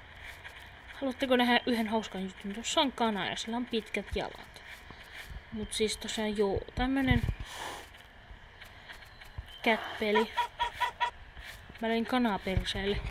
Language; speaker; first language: Finnish; native; Finnish